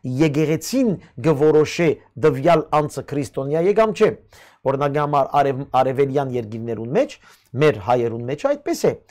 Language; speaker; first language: Armenian; early bilingual, heritage; Armenian